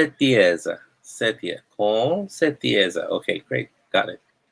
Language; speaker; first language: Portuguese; non-native, learner; English